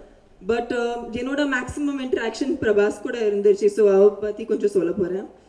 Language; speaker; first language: Tamil; early bilingual, heritage; Tamil